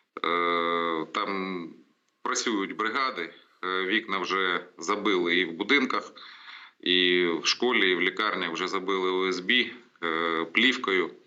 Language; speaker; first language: Ukrainian; non-native, local second language; Russian